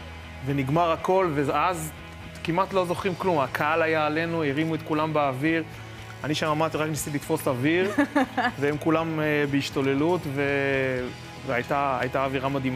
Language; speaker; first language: Hebrew; native; Hebrew